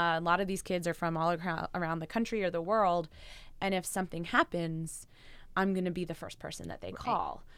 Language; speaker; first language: English; native; English